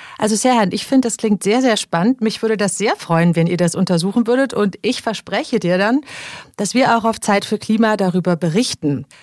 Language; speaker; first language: German; native; German